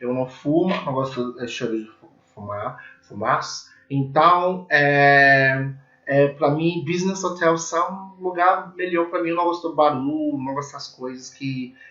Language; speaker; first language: Portuguese; non-native, learner; English